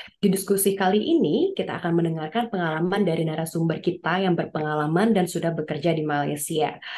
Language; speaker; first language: Indonesian; native; Indonesian